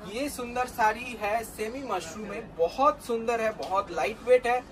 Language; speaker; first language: Hindi; non-native, local second language; Bangla